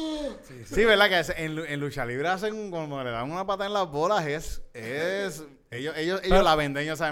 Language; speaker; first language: Spanish; native; Spanish